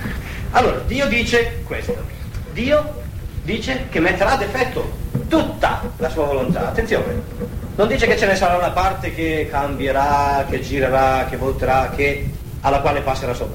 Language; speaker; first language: Italian; native; Italian